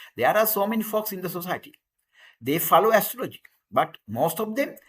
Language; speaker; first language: English; non-native, local second language; Sinhala